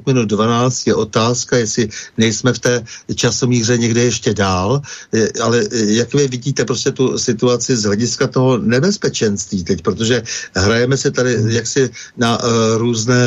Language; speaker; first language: Czech; native; Czech